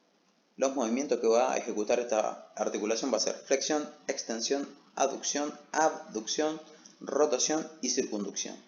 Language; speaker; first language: Spanish; native; Spanish